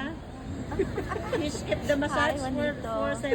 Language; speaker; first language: English; non-native, local second language; Filipino